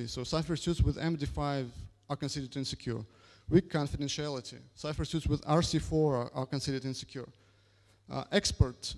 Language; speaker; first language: English; non-native, fluent; Russian